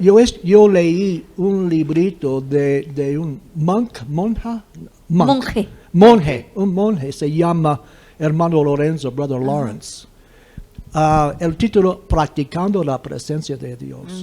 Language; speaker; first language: Spanish; non-native, fluent; English